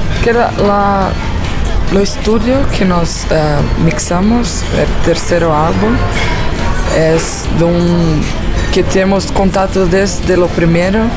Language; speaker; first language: Spanish; non-native, learner; Portuguese